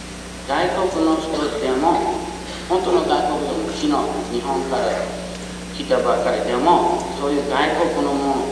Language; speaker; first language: Japanese; non-native, learner; English